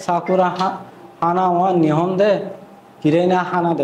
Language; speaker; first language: Japanese; non-native, learner; Bangla